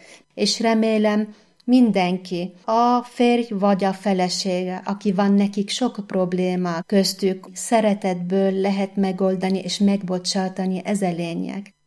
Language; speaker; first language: Hungarian; non-native, fluent; Arabic